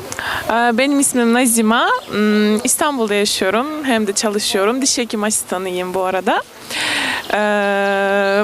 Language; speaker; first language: Turkish; non-native, fluent; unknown